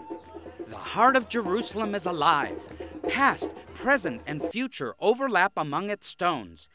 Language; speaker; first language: English; native; English